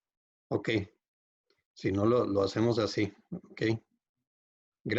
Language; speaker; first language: Spanish; native; Spanish